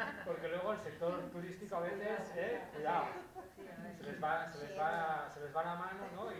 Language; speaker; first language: Spanish; native; Spanish